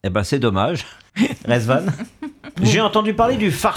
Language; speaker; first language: French; native; French